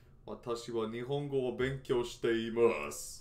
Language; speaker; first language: Japanese; non-native, learner; English